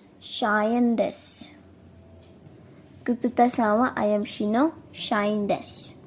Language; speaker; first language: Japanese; non-native, fluent; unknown